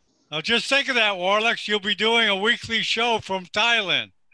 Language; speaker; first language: English; native; English